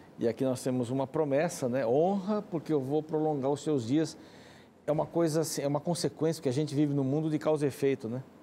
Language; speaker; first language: Portuguese; native; Portuguese